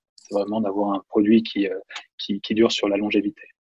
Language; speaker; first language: French; native; French